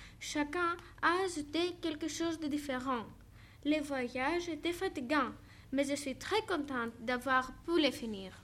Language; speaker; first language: French; non-native, learner; Greek